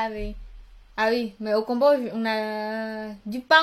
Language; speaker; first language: French; non-native, learner; Khmer